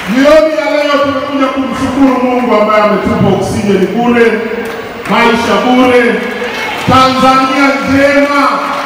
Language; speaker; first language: Swahili; native; Swahili